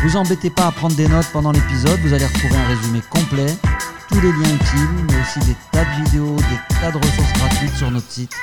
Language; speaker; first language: French; native; French